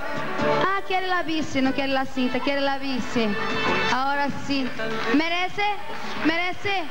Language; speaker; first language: Spanish; non-native, fluent; Portuguese